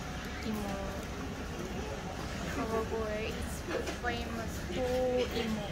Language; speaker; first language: English; non-native, learner; Japanese